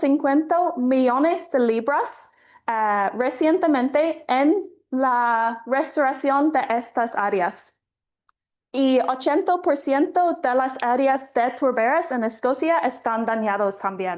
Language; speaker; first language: Spanish; non-native, fluent; English